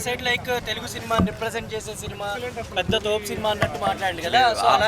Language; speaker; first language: Telugu; native; Telugu